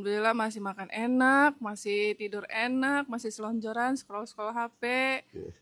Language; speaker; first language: Indonesian; native; Indonesian